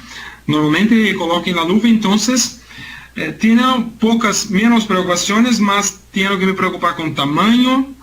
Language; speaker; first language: Spanish; non-native, learner; Portuguese